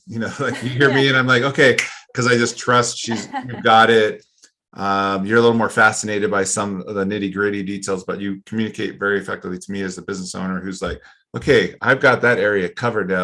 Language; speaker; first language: English; native; English